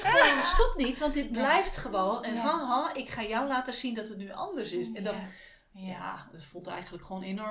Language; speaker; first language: Dutch; native; Dutch